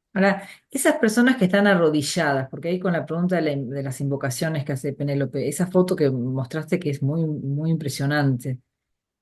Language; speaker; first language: Spanish; native; Spanish